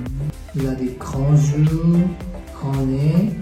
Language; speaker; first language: French; non-native, fluent; Korean